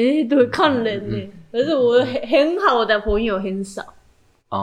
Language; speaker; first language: Chinese; non-native, learner; Japanese